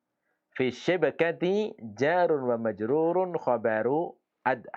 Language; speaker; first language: Arabic; non-native, fluent; Indonesian